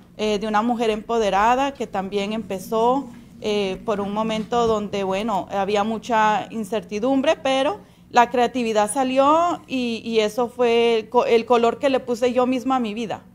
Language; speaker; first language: Spanish; native; Spanish